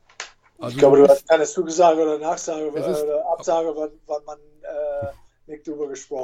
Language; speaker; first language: German; non-native, fluent; English